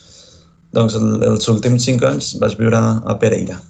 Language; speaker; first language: Catalan; non-native, learner; Spanish